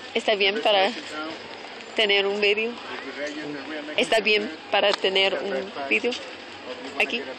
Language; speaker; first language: Spanish; non-native, learner; English